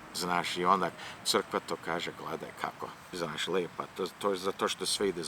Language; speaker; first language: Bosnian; early bilingual, heritage; Serbian